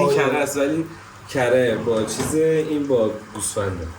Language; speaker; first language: Persian; native; Persian